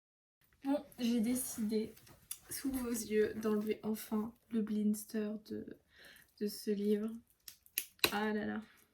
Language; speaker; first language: French; native; French